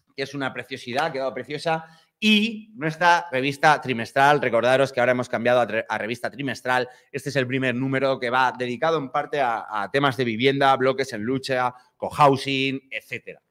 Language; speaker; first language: Spanish; native; Spanish